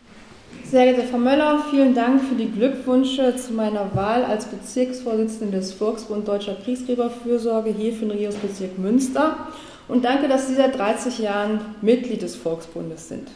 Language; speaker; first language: German; native; German